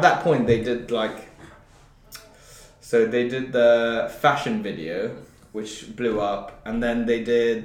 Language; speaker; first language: English; native; English